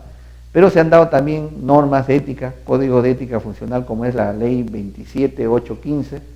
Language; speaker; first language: Spanish; native; Spanish